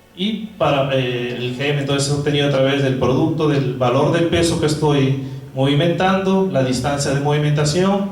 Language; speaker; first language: Spanish; non-native, fluent; Portuguese